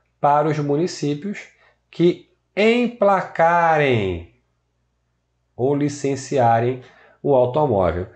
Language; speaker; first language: Portuguese; native; Portuguese